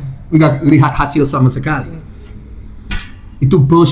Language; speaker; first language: Indonesian; non-native, fluent; English